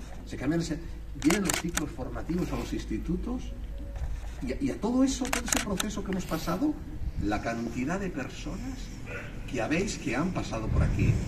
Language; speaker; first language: Spanish; native; Spanish